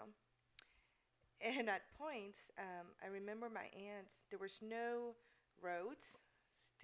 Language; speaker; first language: English; non-native, fluent; Spanish